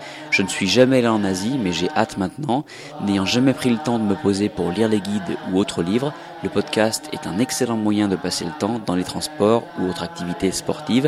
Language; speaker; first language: French; native; French